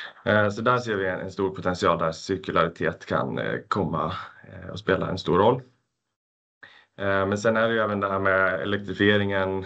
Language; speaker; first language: Swedish; native; Swedish